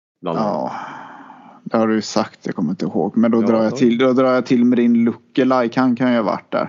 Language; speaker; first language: Swedish; native; Swedish